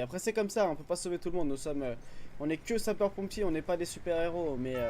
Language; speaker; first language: French; native; French